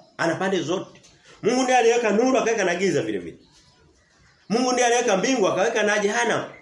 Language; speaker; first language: Swahili; native; Swahili